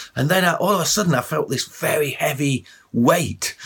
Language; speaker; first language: English; native; English